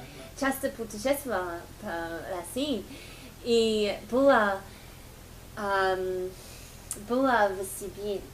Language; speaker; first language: Russian; non-native, fluent; English